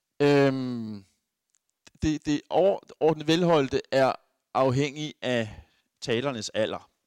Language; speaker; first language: Danish; native; Danish